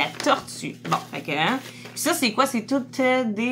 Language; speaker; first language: French; native; French